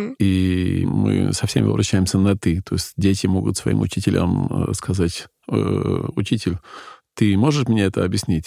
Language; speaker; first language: Russian; non-native, fluent; Dutch